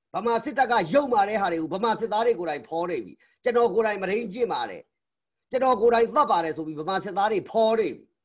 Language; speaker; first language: Burmese; native; Burmese